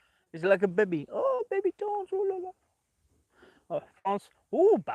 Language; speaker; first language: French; non-native, learner; English